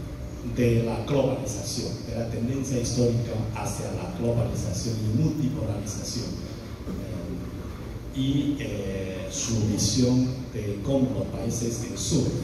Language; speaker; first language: Spanish; non-native, fluent; Chinese